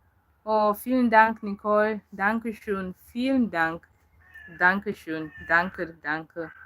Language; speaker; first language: German; non-native, learner; Yoruba